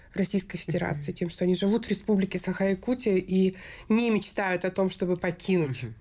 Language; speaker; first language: Russian; native; Russian